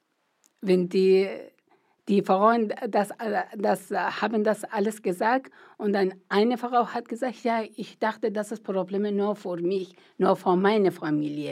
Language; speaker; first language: German; non-native, learner; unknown